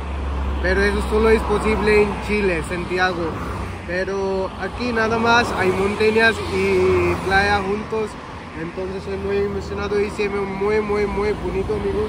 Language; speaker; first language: Spanish; non-native, learner; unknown